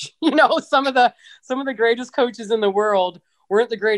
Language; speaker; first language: English; native; English